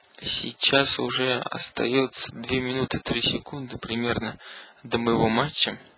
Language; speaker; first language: Russian; native; Russian